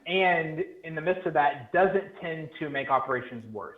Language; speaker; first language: English; native; English